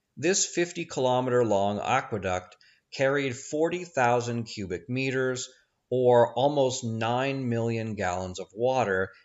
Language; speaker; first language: English; native; English